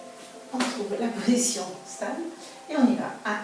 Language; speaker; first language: French; native; French